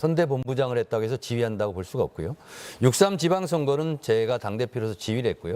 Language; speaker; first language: Korean; native; Korean